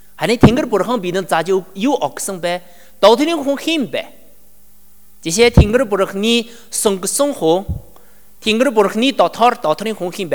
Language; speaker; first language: Mongolian; non-native, learner; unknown